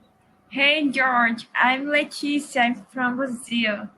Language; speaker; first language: English; non-native, learner; Portuguese